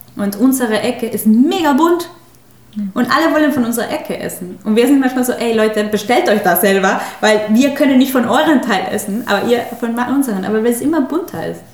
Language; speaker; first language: German; non-native, fluent; Spanish